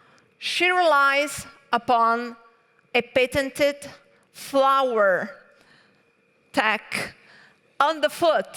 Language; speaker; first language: English; non-native, fluent; Italian